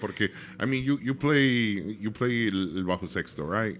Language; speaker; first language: English; early bilingual, other home language; Spanish